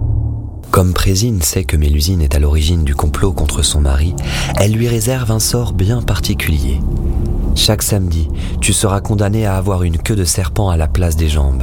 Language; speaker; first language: French; native; French